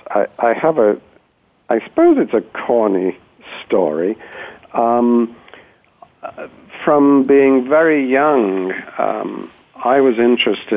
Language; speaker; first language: English; native; English